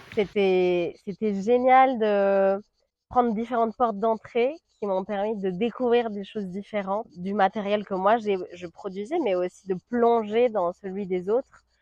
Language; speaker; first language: French; non-native, fluent; Spanish